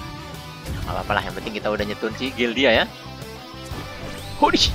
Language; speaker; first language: Indonesian; native; Indonesian